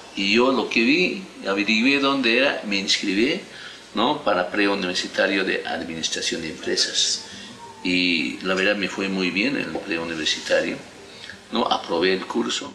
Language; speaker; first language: Spanish; non-native, local second language; Aymara